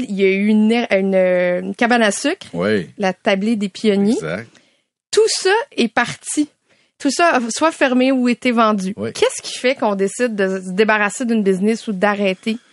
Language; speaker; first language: French; native; French